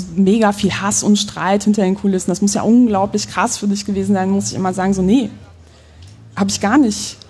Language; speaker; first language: German; early bilingual, other home language; Polish